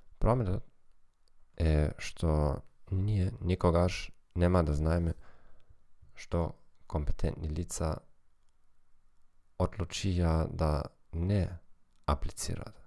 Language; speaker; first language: Macedonian; non-native, fluent; German